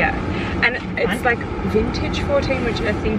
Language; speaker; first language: English; native; English